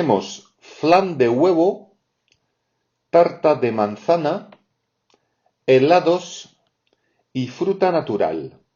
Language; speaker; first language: Spanish; non-native, fluent; French